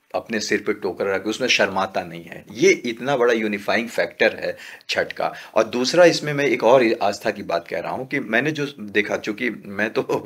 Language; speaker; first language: Hindi; native; Hindi